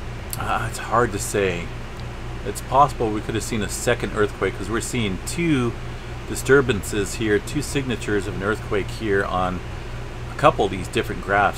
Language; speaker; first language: English; native; English